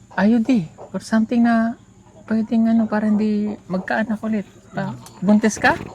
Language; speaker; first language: Filipino; native; Filipino